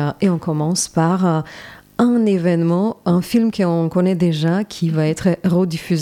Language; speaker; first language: French; native; French